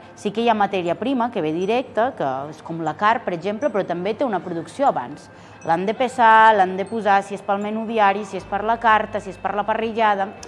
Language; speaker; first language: Catalan; non-native, fluent; Spanish